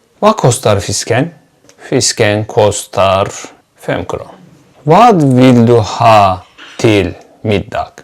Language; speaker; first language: Swedish; non-native, fluent; Turkish